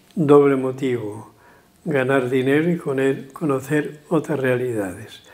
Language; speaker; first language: Spanish; native; Spanish